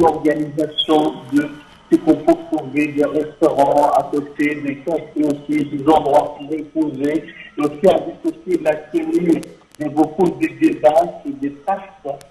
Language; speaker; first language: French; non-native, fluent; Arabic